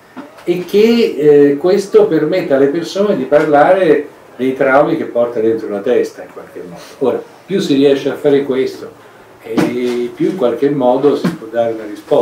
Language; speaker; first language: Italian; native; Italian